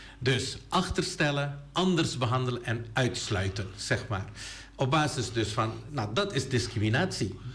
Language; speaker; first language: Dutch; native; Dutch